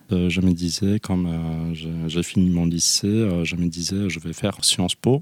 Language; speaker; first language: French; non-native, fluent; Polish